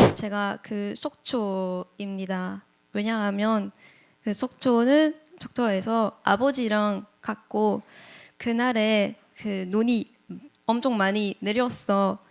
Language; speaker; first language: Korean; non-native, learner; French